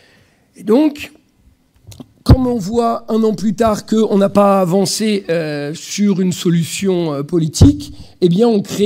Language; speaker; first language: French; native; French